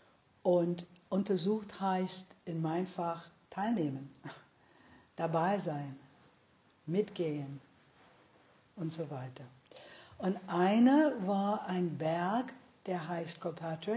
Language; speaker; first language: German; non-native, fluent; English